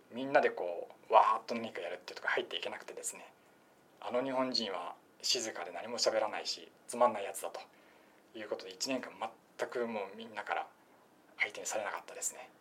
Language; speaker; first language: Japanese; native; Japanese